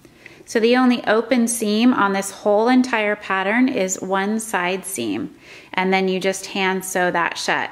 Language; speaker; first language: English; native; English